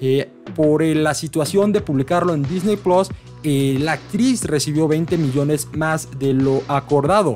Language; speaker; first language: Spanish; native; Spanish